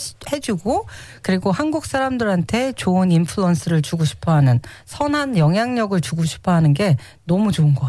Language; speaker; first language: Korean; native; Korean